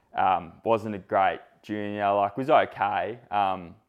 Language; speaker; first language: English; native; English